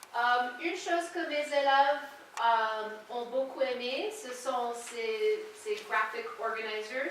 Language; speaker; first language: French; non-native, fluent; English